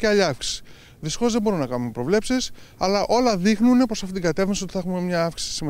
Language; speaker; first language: Greek; native; Greek